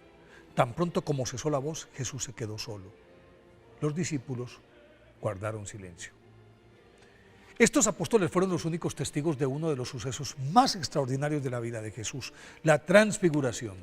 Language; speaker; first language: Spanish; native; Spanish